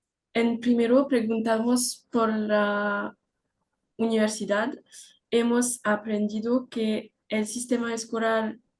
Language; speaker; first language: Spanish; non-native, learner; French